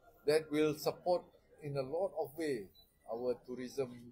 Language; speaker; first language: English; non-native, local second language; Malay